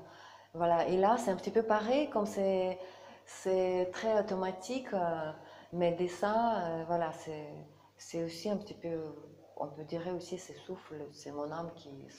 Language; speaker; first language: French; non-native, learner; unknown